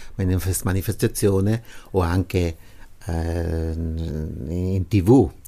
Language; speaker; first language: Italian; non-native, local second language; German